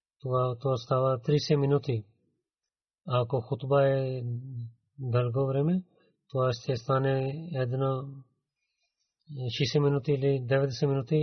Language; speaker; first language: Bulgarian; non-native, learner; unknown